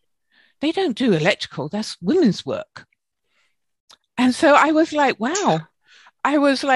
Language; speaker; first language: English; native; English